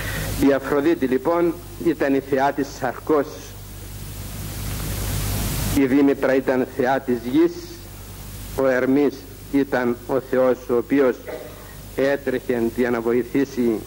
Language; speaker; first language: Greek; native; Greek